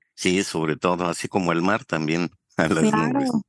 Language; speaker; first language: Spanish; native; Spanish